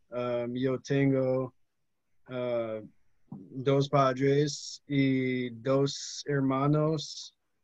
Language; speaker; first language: Spanish; non-native, learner; English